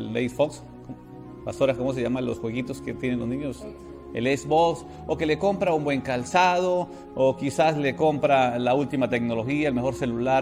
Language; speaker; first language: Spanish; native; Spanish